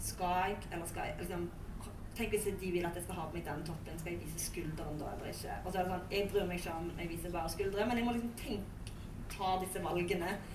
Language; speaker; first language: Norwegian; early bilingual, other home language; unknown